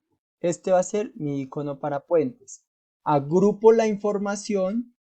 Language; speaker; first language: Spanish; native; Spanish